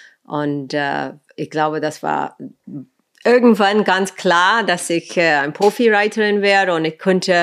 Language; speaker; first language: German; non-native, fluent; English